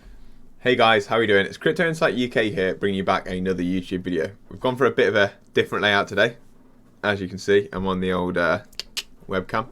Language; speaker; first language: English; native; English